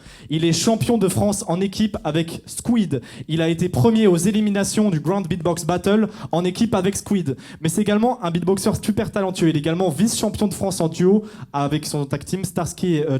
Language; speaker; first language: French; native; French